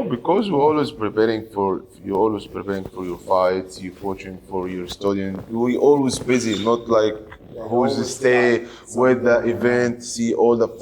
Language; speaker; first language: English; non-native, learner; Arabic